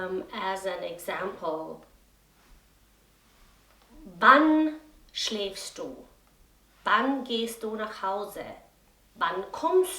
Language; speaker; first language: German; non-native, fluent; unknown